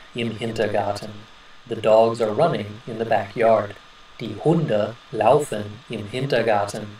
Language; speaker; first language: English; native; English